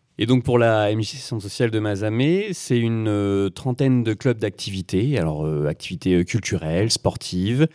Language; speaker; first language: French; native; French